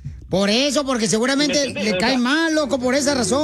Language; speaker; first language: Spanish; native; Spanish